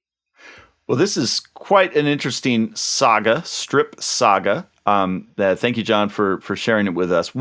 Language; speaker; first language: English; native; English